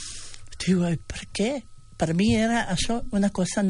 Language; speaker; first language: Catalan; non-native, fluent; Bosnian